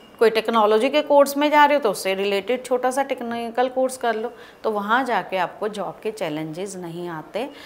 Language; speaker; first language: Hindi; native; Hindi